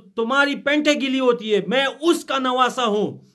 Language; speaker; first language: Urdu; non-native, fluent; Pashto